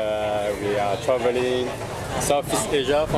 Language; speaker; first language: English; non-native, fluent; French